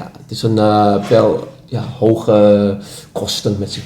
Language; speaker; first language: Dutch; non-native, fluent; Indonesian